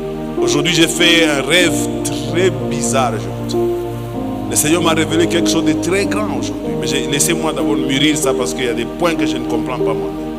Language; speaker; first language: French; non-native, local second language; Swahili